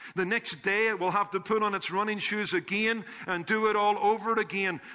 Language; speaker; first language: English; native; English